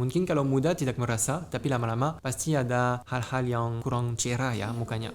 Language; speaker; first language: Indonesian; non-native, fluent; French